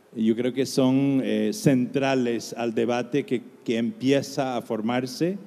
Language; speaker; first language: Spanish; non-native, fluent; English